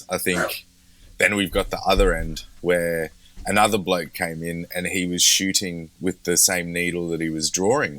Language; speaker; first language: English; native; English